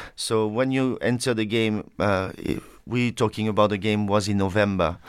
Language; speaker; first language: English; non-native, fluent; French